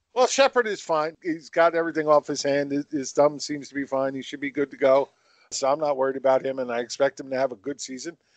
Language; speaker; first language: English; native; English